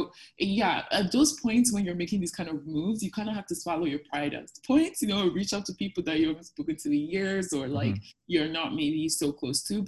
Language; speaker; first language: English; non-native, local second language; Yoruba